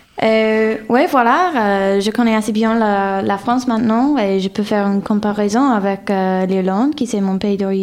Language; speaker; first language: French; non-native, fluent; English